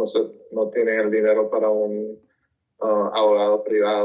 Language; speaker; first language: Spanish; early bilingual, heritage; Spanish